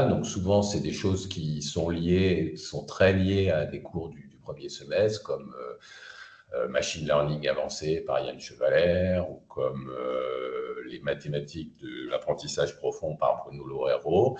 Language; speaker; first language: French; native; French